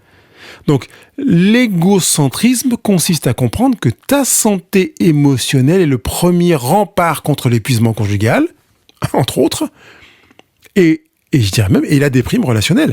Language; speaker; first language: French; native; French